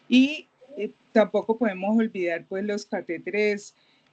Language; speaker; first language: Spanish; native; Spanish